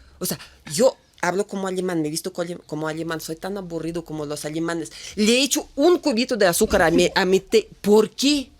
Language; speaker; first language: Spanish; non-native, fluent; Russian